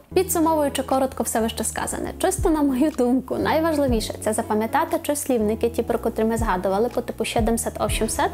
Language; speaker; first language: Ukrainian; native; Ukrainian